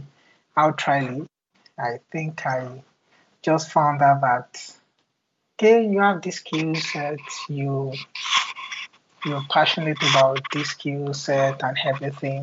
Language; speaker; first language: English; non-native, local second language; Yoruba